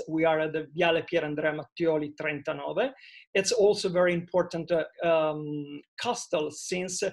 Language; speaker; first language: English; non-native, fluent; Italian